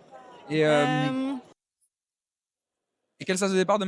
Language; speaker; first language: French; native; French